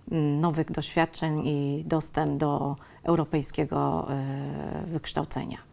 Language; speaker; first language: Polish; early bilingual, other home language; Vietnamese